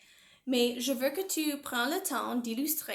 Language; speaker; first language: French; non-native, learner; English